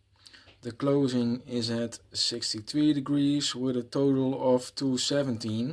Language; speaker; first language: English; non-native, fluent; Dutch